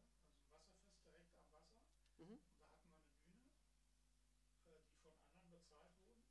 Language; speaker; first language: German; native; German